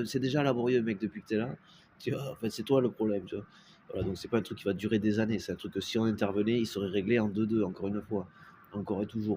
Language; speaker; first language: French; native; French